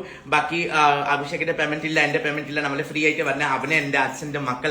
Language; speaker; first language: Malayalam; non-native, learner; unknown